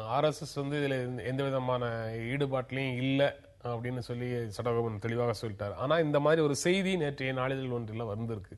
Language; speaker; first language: Tamil; native; Tamil